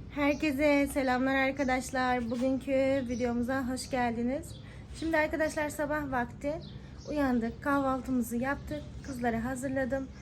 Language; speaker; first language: Turkish; native; Turkish